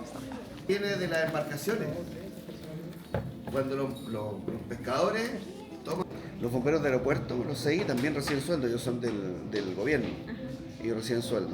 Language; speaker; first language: Spanish; native; Spanish